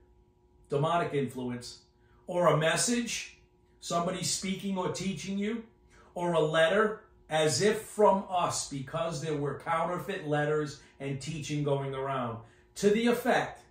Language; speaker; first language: English; native; English